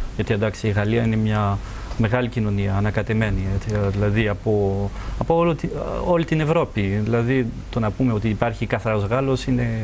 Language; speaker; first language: Greek; non-native, fluent; French